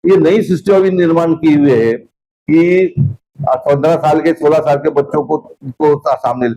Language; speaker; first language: Hindi; non-native, local second language; Marathi